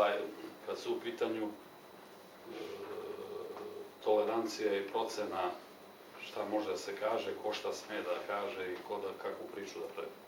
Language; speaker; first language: Serbian; native; Serbian